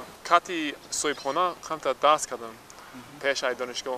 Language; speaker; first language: Persian; non-native, learner; English